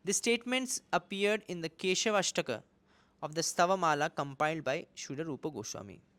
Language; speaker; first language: English; non-native, local second language; Hindi